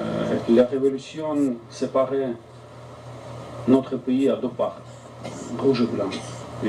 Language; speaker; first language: French; non-native, fluent; Russian